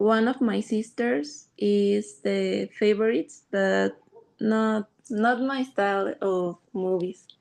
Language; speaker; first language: English; non-native, learner; Spanish